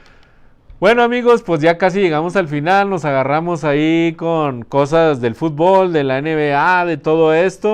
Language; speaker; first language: Spanish; native; Spanish